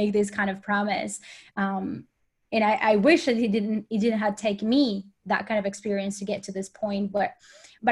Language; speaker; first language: English; non-native, fluent; Spanish